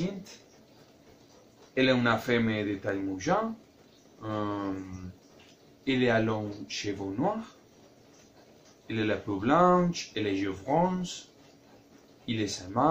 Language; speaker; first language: French; non-native, learner; Spanish